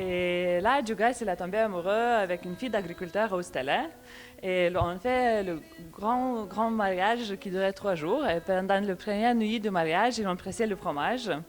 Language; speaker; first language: French; non-native, fluent; Lithuanian